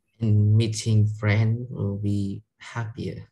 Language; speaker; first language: English; non-native, learner; Vietnamese